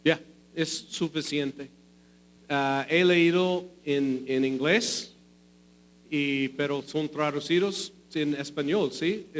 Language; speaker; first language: Spanish; non-native, fluent; English